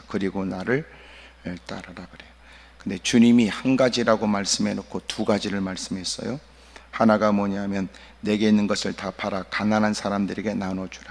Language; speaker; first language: Korean; native; Korean